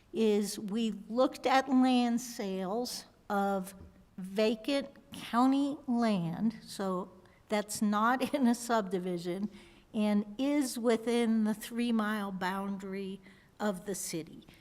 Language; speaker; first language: English; native; English